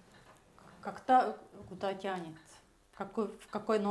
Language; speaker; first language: Russian; non-native, learner; Estonian